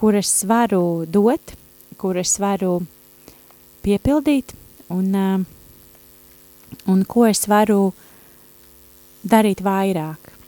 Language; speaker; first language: Latvian; native; Latvian